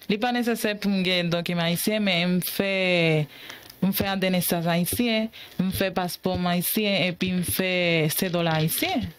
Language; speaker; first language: Haitian Creole; non-native, fluent; Spanish